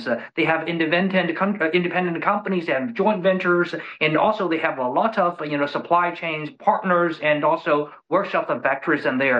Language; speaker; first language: English; non-native, fluent; Chinese